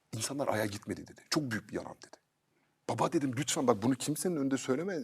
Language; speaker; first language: Turkish; early bilingual, heritage; Turkish